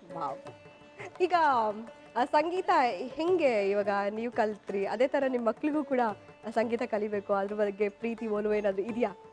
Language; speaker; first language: Kannada; native; Kannada